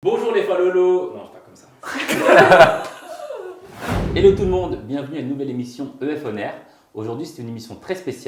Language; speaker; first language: French; native; French